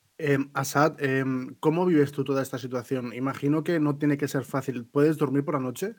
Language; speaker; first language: Spanish; non-native, local second language; Catalan